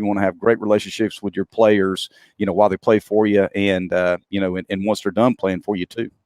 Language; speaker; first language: English; native; English